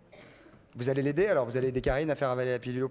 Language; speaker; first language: French; native; French